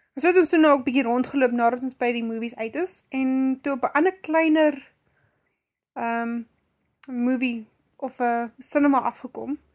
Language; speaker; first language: Afrikaans; native; Afrikaans